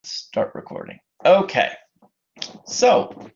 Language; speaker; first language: English; native; English